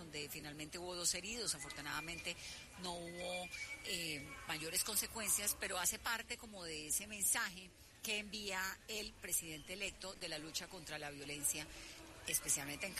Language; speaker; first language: Spanish; native; Spanish